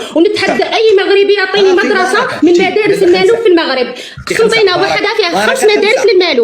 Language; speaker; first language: Arabic; native; Arabic